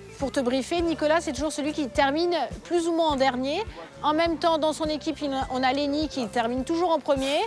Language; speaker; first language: French; native; French